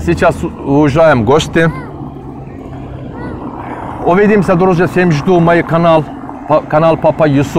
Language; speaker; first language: Russian; non-native, learner; Turkish